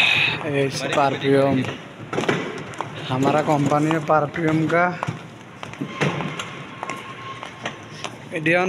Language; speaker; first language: Hindi; non-native, learner; Bangla